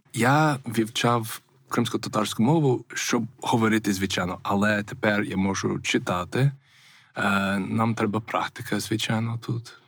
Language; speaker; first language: Ukrainian; non-native, fluent; English